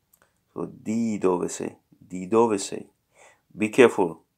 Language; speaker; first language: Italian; non-native, learner; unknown